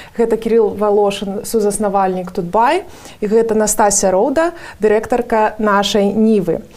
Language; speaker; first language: Belarusian; non-native, local second language; Russian